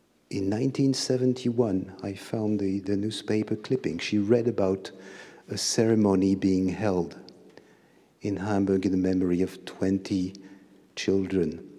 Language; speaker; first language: English; non-native, fluent; French